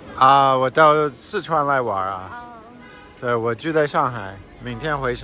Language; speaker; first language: Chinese; non-native, fluent; English